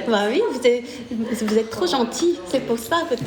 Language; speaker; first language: French; non-native, fluent; Korean